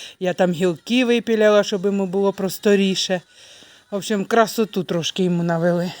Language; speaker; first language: Ukrainian; native; Ukrainian